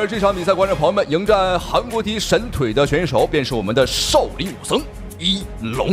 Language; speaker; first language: Chinese; native; Chinese